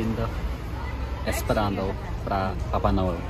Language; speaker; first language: Portuguese; non-native, learner; English